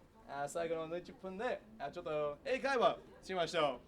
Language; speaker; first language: Japanese; non-native, learner; English